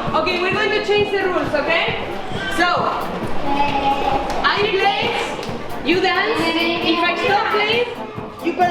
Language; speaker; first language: English; non-native, fluent; Greek